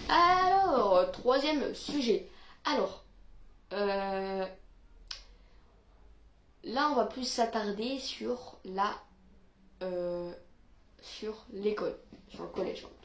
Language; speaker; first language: French; native; French